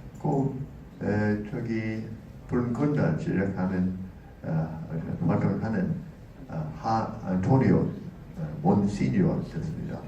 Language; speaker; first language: Korean; non-native, learner; English